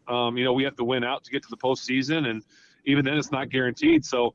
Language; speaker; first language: English; native; English